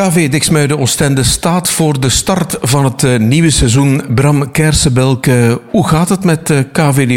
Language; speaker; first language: Dutch; native; Dutch